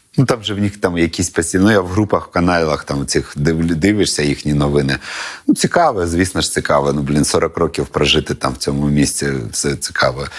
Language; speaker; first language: Ukrainian; non-native, local second language; Russian